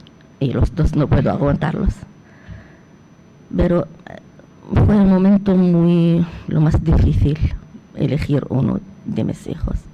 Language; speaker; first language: Spanish; non-native, fluent; Arabic